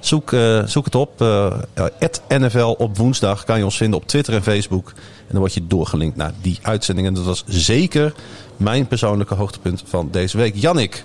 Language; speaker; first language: Dutch; native; Dutch